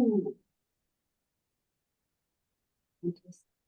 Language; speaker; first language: English; non-native, learner; German